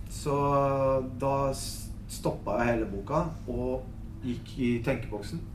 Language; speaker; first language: Norwegian; early bilingual, other home language; Spanish